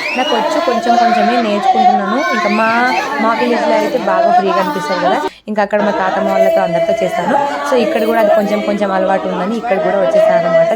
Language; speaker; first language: Telugu; non-native, local second language; Lambadi